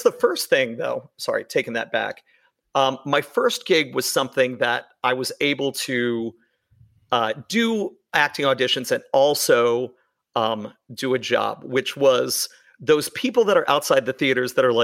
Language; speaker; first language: English; native; English